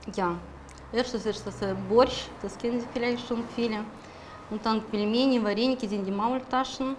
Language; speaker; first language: German; non-native, fluent; Russian